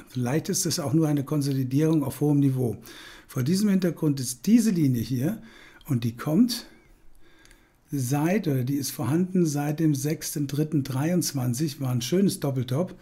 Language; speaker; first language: German; native; German